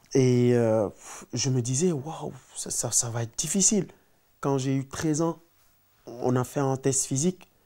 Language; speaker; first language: French; non-native, local second language; Wolof